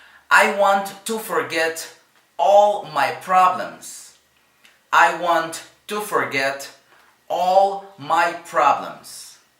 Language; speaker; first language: English; non-native, fluent; Spanish